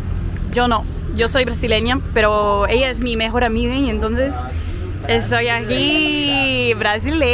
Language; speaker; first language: Spanish; non-native, fluent; Portuguese